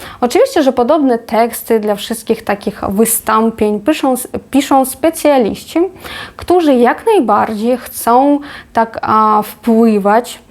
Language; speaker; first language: Polish; non-native, fluent; Ukrainian